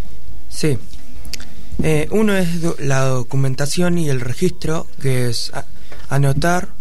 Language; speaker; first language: Spanish; early bilingual, other home language; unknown